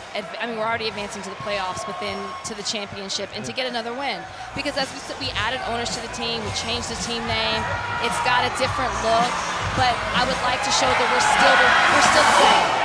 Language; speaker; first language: English; native; English